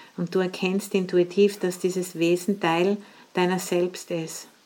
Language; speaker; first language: German; native; German